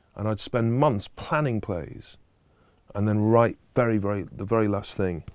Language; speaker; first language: English; native; English